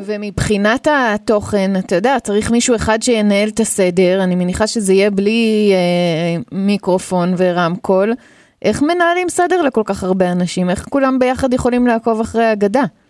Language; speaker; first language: Hebrew; native; Hebrew